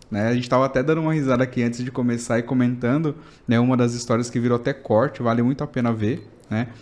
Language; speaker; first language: Portuguese; native; Portuguese